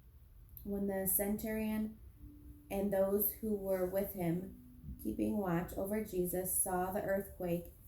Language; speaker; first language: English; native; English